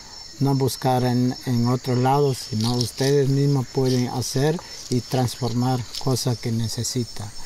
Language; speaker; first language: Spanish; non-native, local second language; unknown